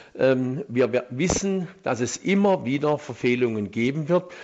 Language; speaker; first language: German; native; German